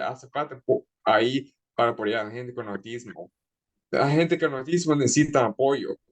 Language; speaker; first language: Spanish; early bilingual, heritage; Spanish